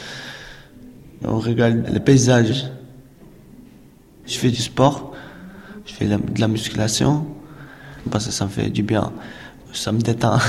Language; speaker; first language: French; non-native, learner; Albanian